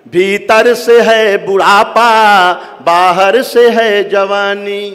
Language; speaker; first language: Hindi; native; Hindi